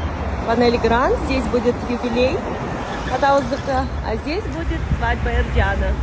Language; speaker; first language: Russian; non-native, local second language; Kyrgyz